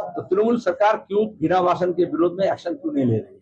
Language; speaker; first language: Hindi; non-native, local second language; Bangla